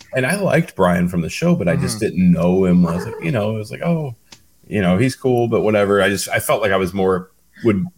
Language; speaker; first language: English; native; English